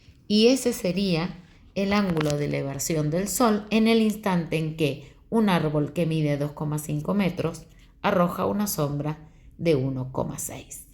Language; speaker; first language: Spanish; native; Spanish